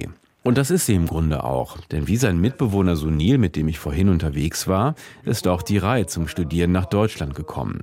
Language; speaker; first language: German; native; German